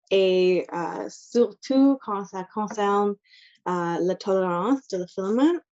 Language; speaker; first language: French; non-native, local second language; English